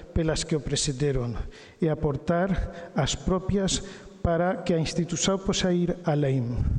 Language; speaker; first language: Portuguese; non-native, fluent; Galician